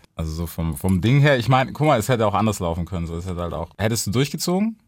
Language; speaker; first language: German; native; German